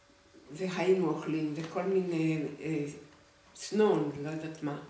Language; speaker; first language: Hebrew; non-native, fluent; Hungarian